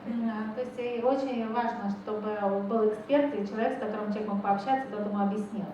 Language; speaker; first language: Russian; native; Russian